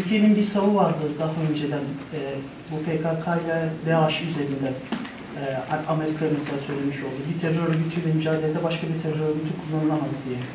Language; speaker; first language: Turkish; native; Turkish